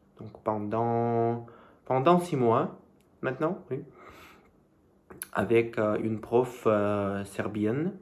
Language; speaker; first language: French; non-native, learner; Serbian